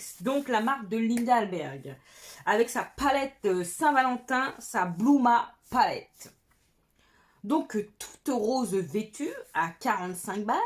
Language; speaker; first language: French; native; French